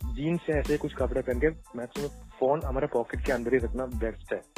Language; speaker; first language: Hindi; non-native, local second language; Malayalam